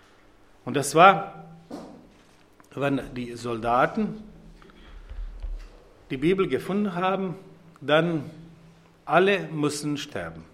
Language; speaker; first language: German; non-native, fluent; Croatian